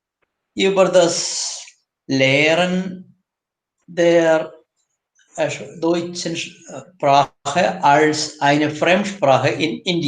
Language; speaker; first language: German; non-native, fluent; Malayalam